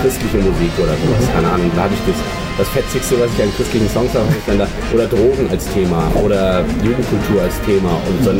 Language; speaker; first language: German; native; German